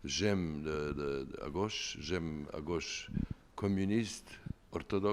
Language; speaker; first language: French; non-native, learner; Serbian